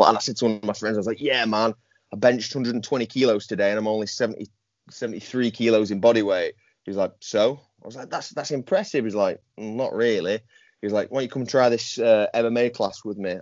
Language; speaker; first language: English; native; English